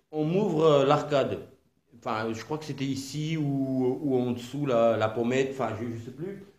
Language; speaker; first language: French; non-native, fluent; Georgian